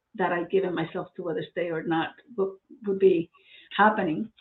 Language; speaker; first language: English; non-native, fluent; Spanish